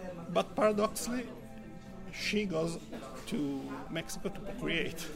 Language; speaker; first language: English; non-native, learner; Italian